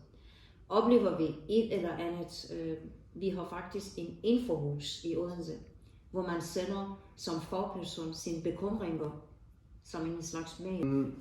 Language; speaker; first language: Danish; non-native, fluent; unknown